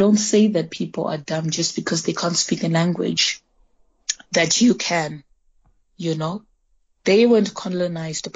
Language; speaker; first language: English; early bilingual, other home language; Shona